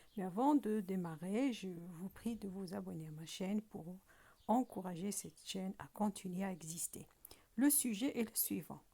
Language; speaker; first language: French; non-native, local second language; Arabic